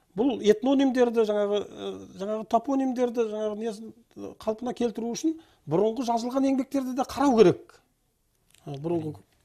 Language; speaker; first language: Kazakh; native; Kazakh